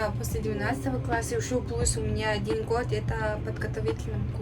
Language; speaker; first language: Russian; non-native, learner; Mongolian